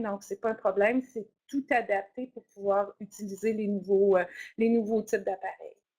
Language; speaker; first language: French; native; French